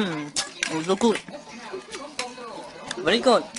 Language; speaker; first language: English; non-native, learner; Khmer